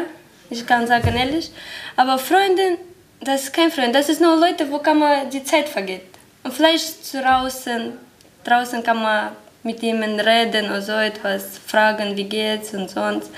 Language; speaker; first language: German; non-native, learner; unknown